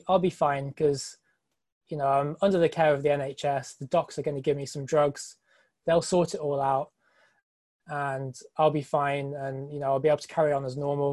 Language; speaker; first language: English; native; English